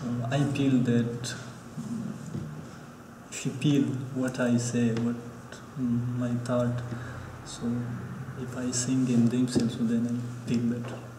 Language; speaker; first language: English; non-native, learner; Pashto